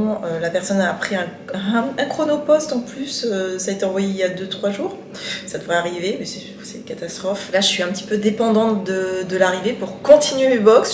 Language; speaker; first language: French; native; French